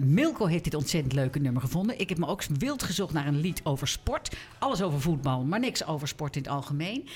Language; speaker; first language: Dutch; native; Dutch